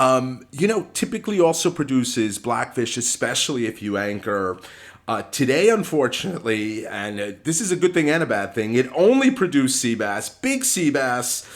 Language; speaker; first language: English; native; English